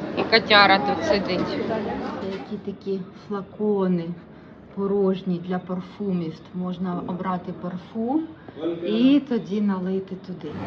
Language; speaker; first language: Ukrainian; non-native, local second language; Russian